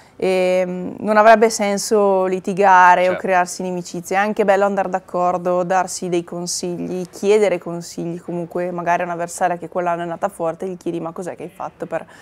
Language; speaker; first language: Italian; native; Italian